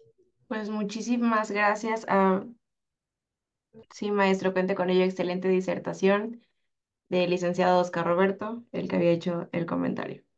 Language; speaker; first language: Spanish; native; Spanish